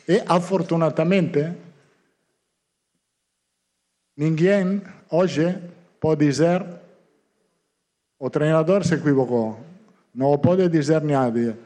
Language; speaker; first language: Portuguese; non-native, learner; Italian